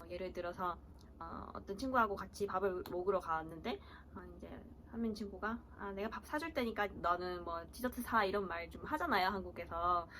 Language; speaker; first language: Korean; early bilingual, heritage; Korean